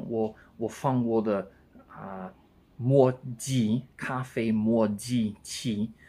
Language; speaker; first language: Chinese; non-native, learner; English